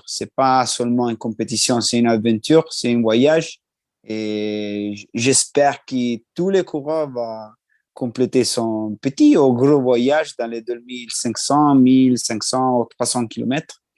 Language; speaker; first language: French; non-native, learner; Italian